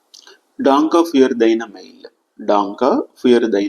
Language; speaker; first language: German; non-native, fluent; Telugu